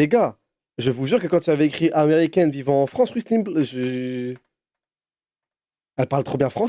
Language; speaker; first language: French; native; French